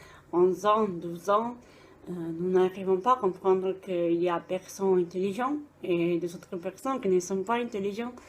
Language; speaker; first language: French; non-native, fluent; Italian